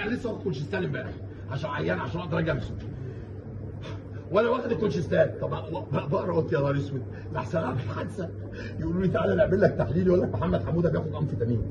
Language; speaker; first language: Arabic; native; Arabic